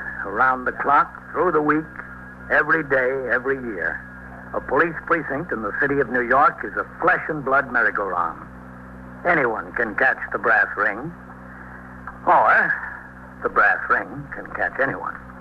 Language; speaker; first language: English; native; English